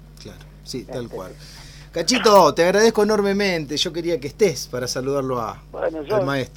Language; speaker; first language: Spanish; native; Spanish